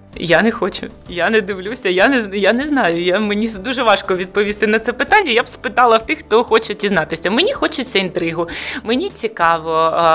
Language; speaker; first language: Ukrainian; non-native, local second language; Russian